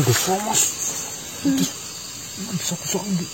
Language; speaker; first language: Indonesian; native; Indonesian